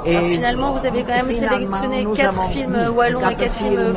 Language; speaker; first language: French; native; French